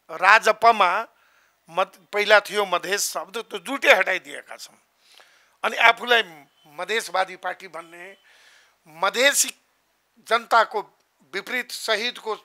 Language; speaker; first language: Nepali; non-native, local second language; Maithili